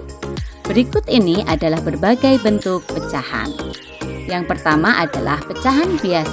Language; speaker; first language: Indonesian; native; Indonesian